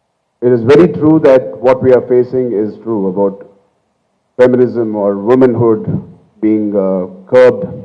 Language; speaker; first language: English; non-native, local second language; Telugu